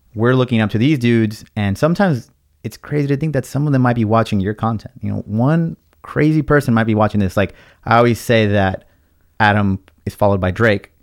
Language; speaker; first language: English; early bilingual, other home language; Spanish